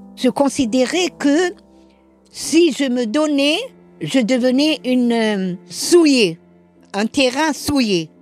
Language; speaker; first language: French; non-native, local second language; Arabic